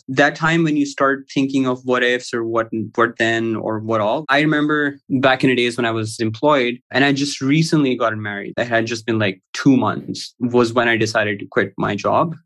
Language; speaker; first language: English; non-native, local second language; Urdu